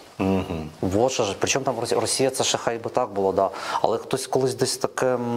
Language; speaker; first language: Ukrainian; non-native, local second language; Russian